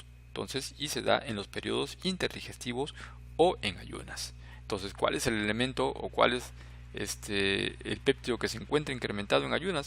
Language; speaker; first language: Spanish; native; Spanish